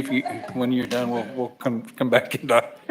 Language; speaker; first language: English; native; English